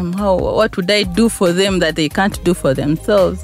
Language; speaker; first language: English; non-native, local second language; Ganda